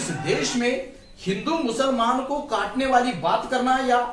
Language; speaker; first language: Hindi; native; Hindi